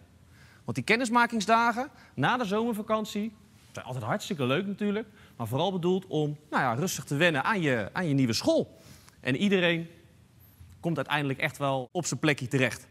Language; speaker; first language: Dutch; native; Dutch